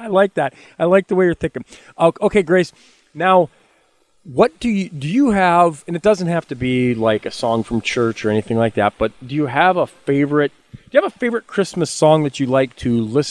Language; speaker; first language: English; native; English